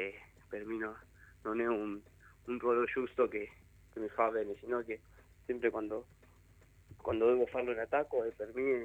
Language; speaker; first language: Italian; non-native, learner; Spanish